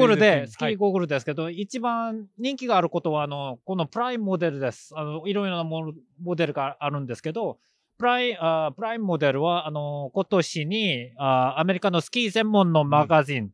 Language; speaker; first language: Japanese; non-native, learner; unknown